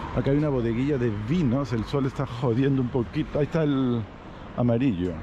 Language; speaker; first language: Spanish; native; Spanish